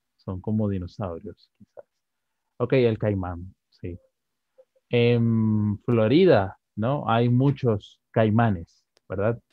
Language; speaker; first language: Spanish; native; Spanish